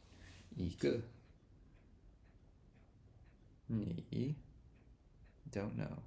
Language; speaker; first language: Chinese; non-native, learner; English